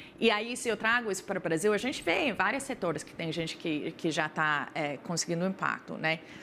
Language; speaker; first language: Portuguese; non-native, fluent; English